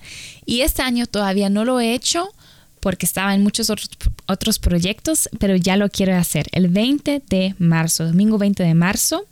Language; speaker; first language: Spanish; non-native, fluent; German